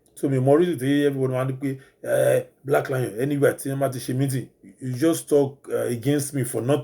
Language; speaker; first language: English; non-native, local second language; Yoruba